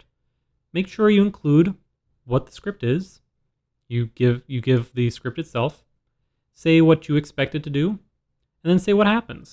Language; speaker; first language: English; native; English